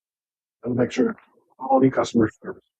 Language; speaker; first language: English; native; English